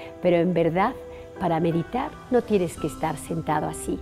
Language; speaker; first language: Spanish; native; Spanish